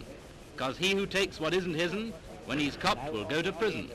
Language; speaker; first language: English; native; English